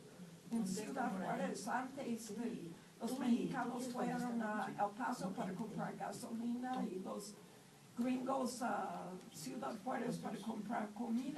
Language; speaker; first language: Spanish; non-native, fluent; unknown